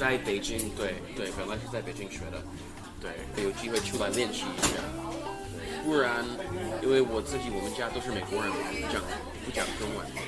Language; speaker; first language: Chinese; non-native, fluent; English